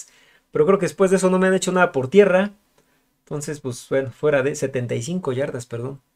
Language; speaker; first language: Spanish; native; Spanish